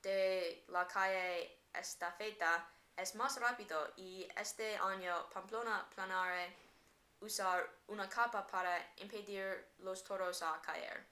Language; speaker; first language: Spanish; non-native, learner; English